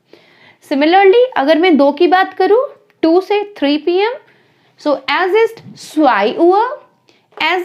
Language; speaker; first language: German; non-native, fluent; Hindi